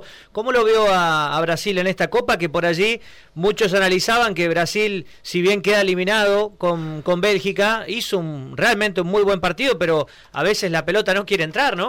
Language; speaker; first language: Spanish; native; Spanish